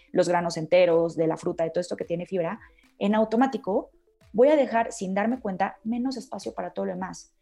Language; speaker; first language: Spanish; native; Spanish